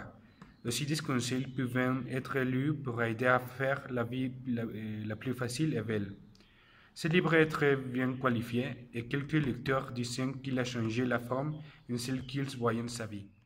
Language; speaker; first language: French; non-native, learner; Spanish